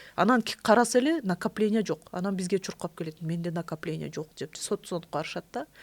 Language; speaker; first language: Russian; non-native, local second language; Kyrgyz